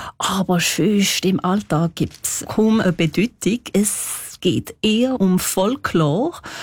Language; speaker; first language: German; non-native, local second language; French